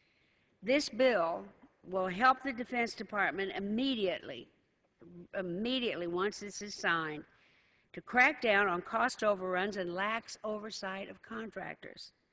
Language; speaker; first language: English; native; English